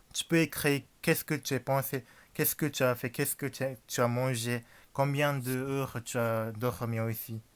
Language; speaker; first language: French; non-native, learner; Japanese